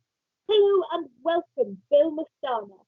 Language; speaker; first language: English; native; English